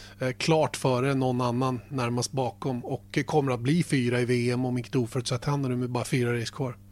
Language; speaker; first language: Swedish; native; Swedish